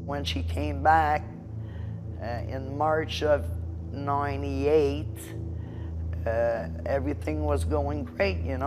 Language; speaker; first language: English; non-native, local second language; French